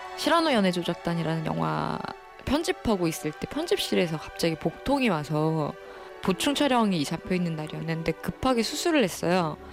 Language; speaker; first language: Korean; native; Korean